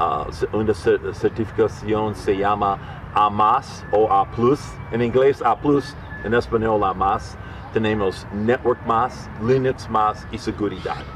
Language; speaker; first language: Spanish; non-native, learner; English